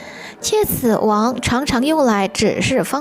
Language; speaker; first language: Chinese; non-native, fluent; Indonesian